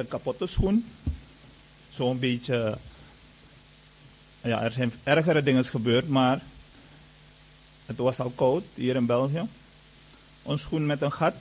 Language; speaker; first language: Dutch; non-native, fluent; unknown